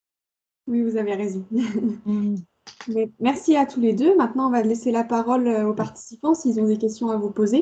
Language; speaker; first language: French; native; French